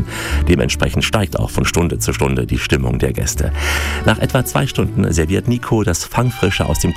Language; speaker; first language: German; native; German